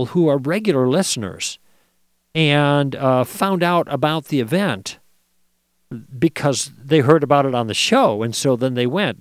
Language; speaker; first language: English; native; English